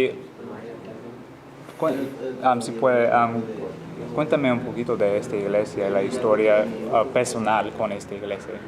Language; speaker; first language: Spanish; non-native, learner; English